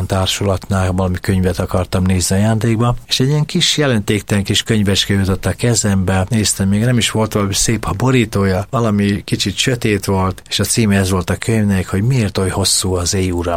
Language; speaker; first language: Hungarian; native; Hungarian